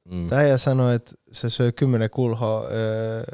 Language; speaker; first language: Finnish; non-native, fluent; Spanish